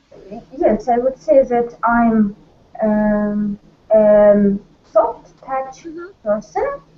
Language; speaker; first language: English; non-native, learner; Russian